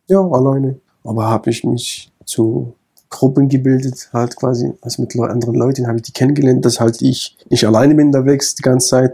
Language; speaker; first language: German; non-native, fluent; Kurdish